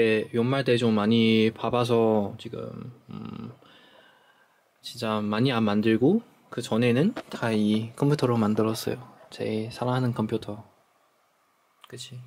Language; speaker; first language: Korean; non-native, fluent; Chinese